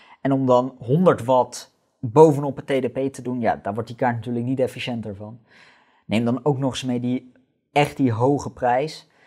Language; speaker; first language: Dutch; native; Dutch